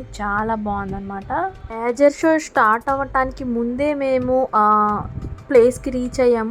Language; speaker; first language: Telugu; native; Telugu